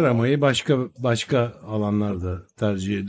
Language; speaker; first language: Turkish; native; Turkish